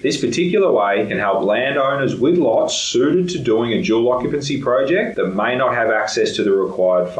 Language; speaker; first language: English; native; English